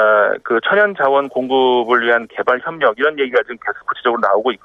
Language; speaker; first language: Korean; native; Korean